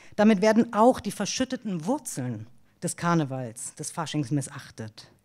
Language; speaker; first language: German; native; German